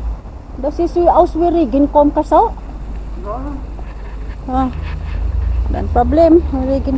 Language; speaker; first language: German; non-native, learner; Filipino